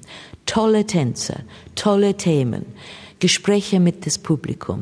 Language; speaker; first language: German; non-native, fluent; English